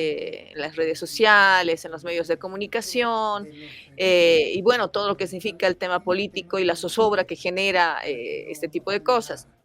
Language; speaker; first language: Spanish; native; Spanish